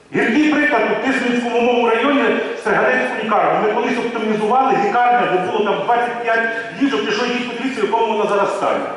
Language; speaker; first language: Ukrainian; native; Ukrainian